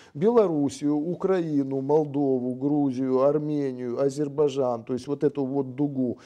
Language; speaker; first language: Russian; native; Russian